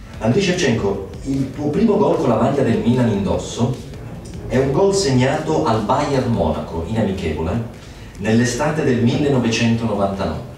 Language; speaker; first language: Italian; native; Italian